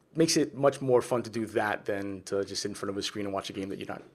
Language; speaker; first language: English; early bilingual, other home language; Spanish